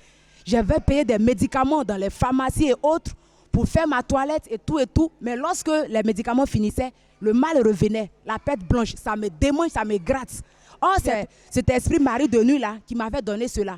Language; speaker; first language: French; non-native, local second language; Baoulé